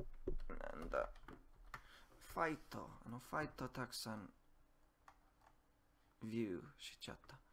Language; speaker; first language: Japanese; non-native, learner; English